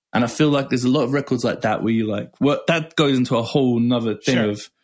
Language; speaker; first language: English; native; English